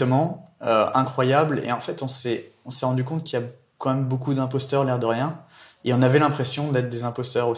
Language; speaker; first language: French; native; French